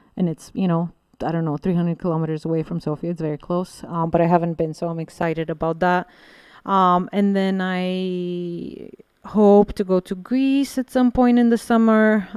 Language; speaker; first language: English; non-native, fluent; Bulgarian